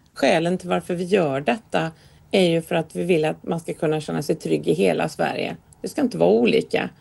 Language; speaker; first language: Swedish; native; Swedish